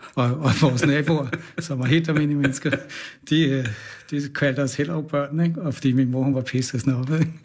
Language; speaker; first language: Danish; native; Danish